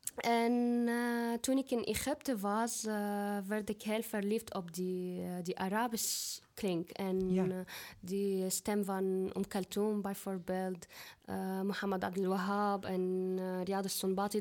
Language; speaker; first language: Dutch; non-native, learner; Arabic